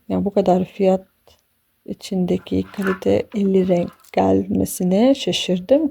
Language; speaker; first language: Turkish; non-native, fluent; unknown